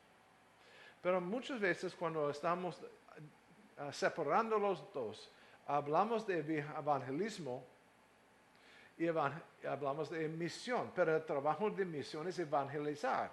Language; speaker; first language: Spanish; non-native, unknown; English